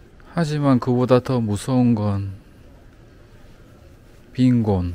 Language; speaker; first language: Korean; non-native, learner; English